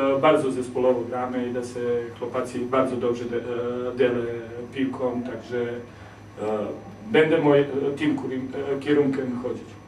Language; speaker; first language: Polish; non-native, learner; Serbian